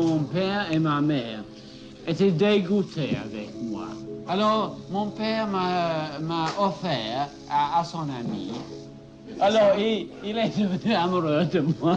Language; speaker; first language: French; non-native, learner; English